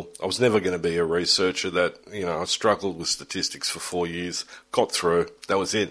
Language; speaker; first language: English; early bilingual, other home language; German